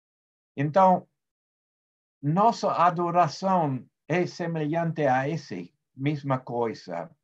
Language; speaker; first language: Portuguese; non-native, fluent; Spanish